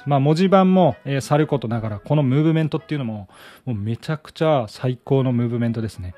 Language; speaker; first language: Japanese; native; Japanese